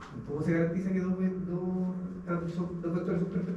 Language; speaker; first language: Spanish; native; Spanish